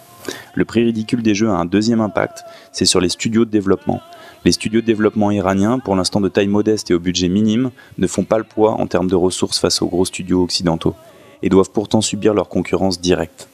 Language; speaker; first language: French; native; French